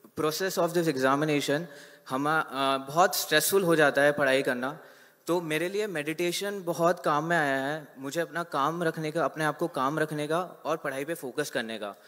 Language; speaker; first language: Hindi; native; Hindi